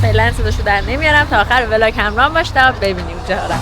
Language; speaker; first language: Persian; native; Persian